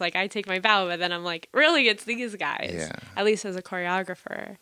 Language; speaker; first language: English; native; English